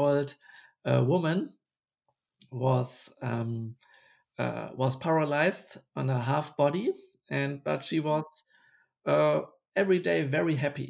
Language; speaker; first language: English; non-native, fluent; German